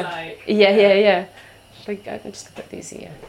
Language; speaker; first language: English; non-native, fluent; Italian